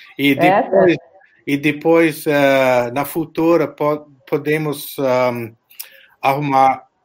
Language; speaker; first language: Portuguese; non-native, learner; English